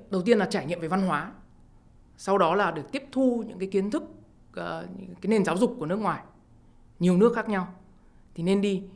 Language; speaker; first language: Vietnamese; native; Vietnamese